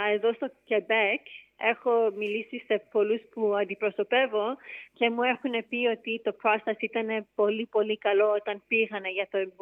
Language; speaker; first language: Greek; early bilingual, heritage; Greek